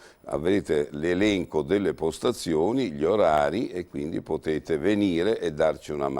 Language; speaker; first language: Italian; native; Italian